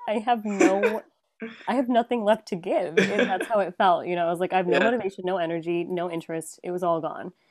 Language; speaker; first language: English; native; English